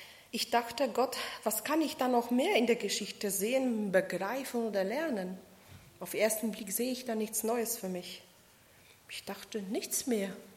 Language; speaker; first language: German; non-native, fluent; Polish